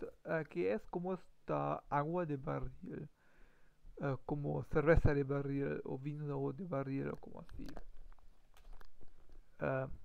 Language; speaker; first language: Spanish; non-native, learner; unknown